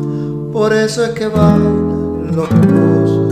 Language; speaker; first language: Spanish; native; Spanish